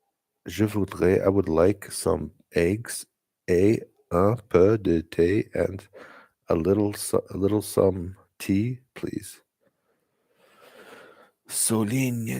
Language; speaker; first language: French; non-native, learner; English